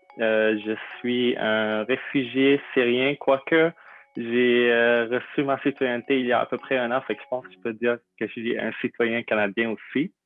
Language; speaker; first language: French; non-native, fluent; Arabic